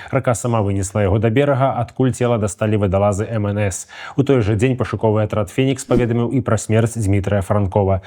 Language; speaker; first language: Belarusian; native; Belarusian